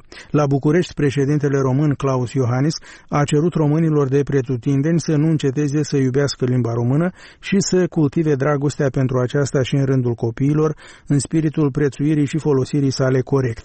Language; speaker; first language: Romanian; native; Romanian